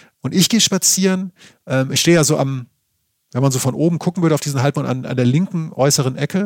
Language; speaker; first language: German; native; German